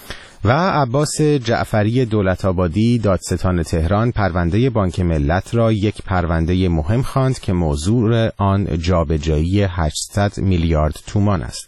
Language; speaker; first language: Persian; native; Persian